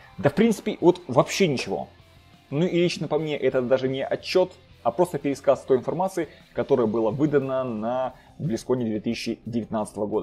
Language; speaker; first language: Russian; native; Russian